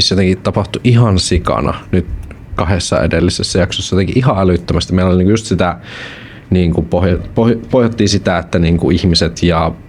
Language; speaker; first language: Finnish; native; Finnish